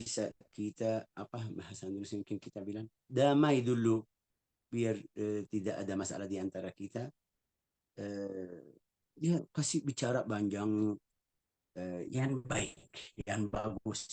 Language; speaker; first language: Indonesian; non-native, fluent; Arabic